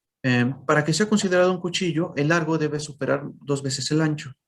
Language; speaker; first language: Spanish; native; Spanish